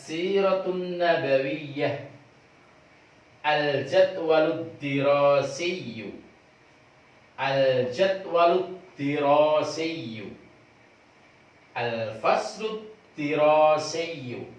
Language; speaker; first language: Arabic; non-native, fluent; Indonesian